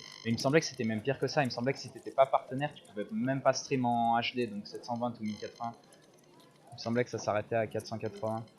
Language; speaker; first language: French; native; French